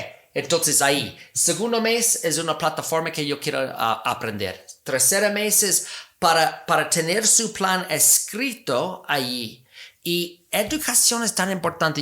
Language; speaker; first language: Spanish; non-native, fluent; English